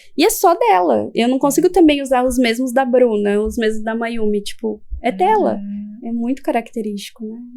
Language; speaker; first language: Portuguese; native; Portuguese